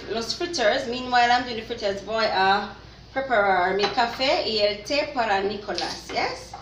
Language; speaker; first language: Spanish; non-native, fluent; English